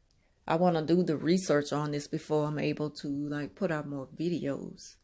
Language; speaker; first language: English; native; English